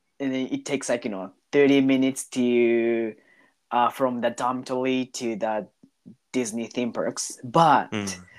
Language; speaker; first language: English; non-native, learner; Japanese